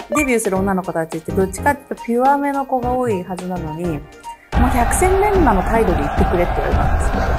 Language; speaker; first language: Japanese; native; Japanese